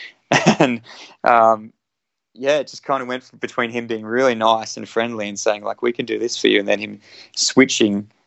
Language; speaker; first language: English; native; English